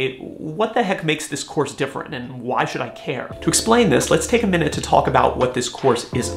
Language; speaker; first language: English; native; English